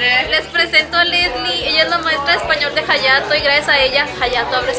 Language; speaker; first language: Spanish; native; Spanish